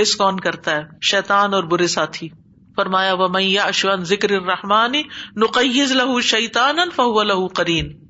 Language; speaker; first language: Urdu; native; Urdu